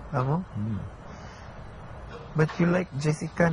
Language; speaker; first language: English; non-native, learner; Filipino